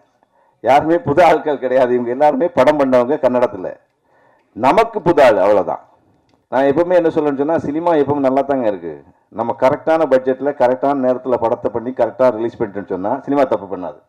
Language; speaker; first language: Tamil; native; Tamil